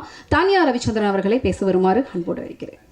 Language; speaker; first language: Tamil; native; Tamil